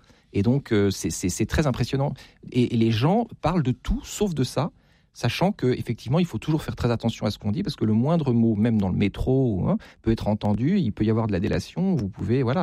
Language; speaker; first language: French; native; French